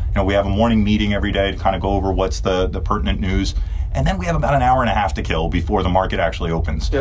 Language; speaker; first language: English; early bilingual, other home language; Turkish